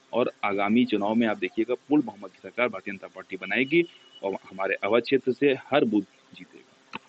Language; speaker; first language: Hindi; native; Hindi